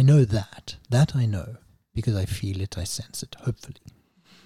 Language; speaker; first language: English; native; English